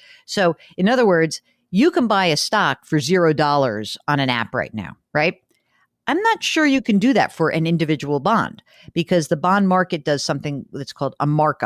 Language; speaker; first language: English; native; English